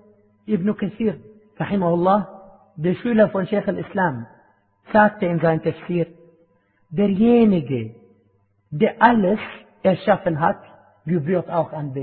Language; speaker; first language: German; non-native, fluent; Arabic